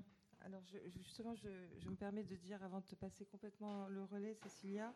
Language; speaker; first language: French; native; French